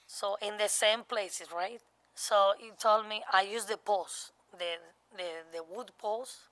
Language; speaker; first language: English; non-native, learner; Spanish